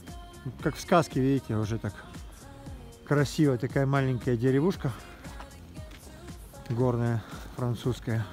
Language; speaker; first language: Russian; native; Russian